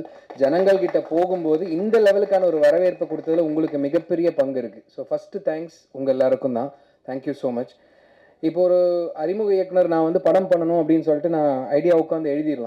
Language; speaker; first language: Tamil; native; Tamil